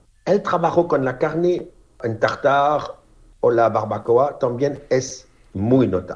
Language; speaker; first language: Spanish; non-native, fluent; French